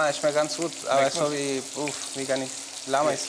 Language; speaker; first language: German; non-native, learner; Spanish